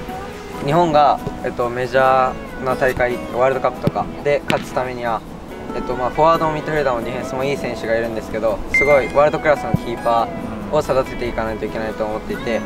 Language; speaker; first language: Japanese; native; Japanese